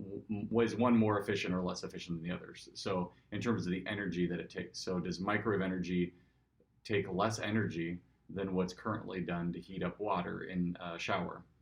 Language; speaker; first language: English; native; English